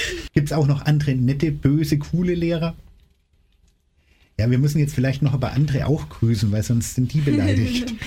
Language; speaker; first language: German; native; German